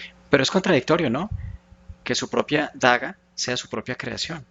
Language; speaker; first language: Spanish; native; Spanish